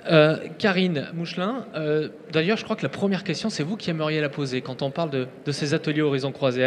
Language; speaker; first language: French; native; French